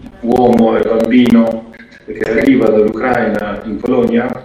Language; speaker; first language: Italian; non-native, fluent; Ukrainian